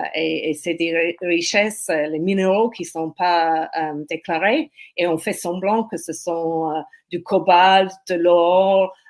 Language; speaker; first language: French; non-native, fluent; English